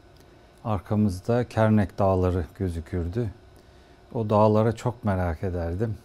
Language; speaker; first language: Turkish; native; Turkish